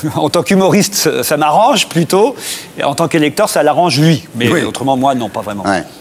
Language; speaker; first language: French; native; French